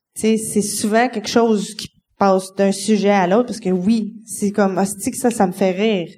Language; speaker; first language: French; native; French